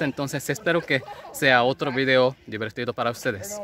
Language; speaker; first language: Spanish; non-native, fluent; Japanese